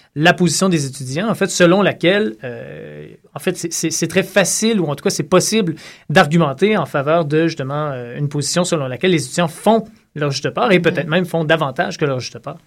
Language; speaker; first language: French; native; French